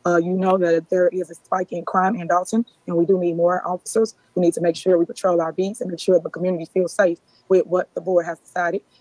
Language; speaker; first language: English; native; English